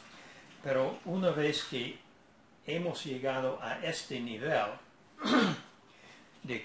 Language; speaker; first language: Spanish; non-native, fluent; English